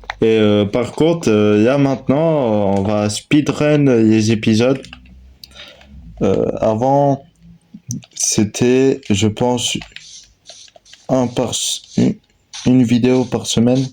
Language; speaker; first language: French; native; French